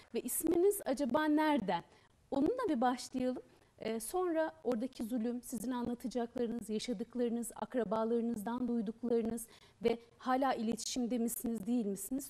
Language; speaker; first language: Turkish; native; Turkish